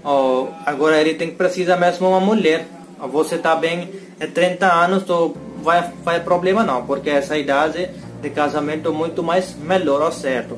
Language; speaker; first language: Portuguese; non-native, learner; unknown